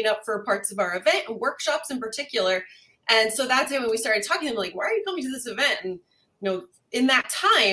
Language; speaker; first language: English; native; English